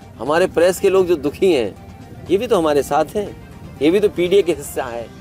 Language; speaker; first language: Hindi; native; Hindi